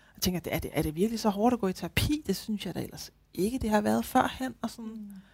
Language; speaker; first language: Danish; native; Danish